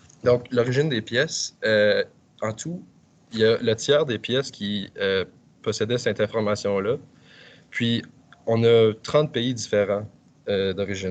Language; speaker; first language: French; native; French